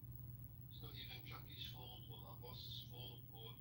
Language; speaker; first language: English; native; English